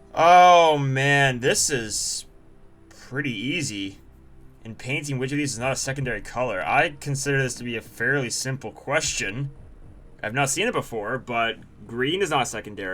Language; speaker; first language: English; native; English